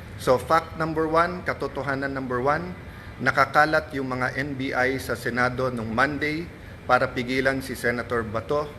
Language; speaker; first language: Filipino; native; Filipino